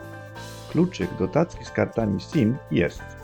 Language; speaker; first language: Polish; native; Polish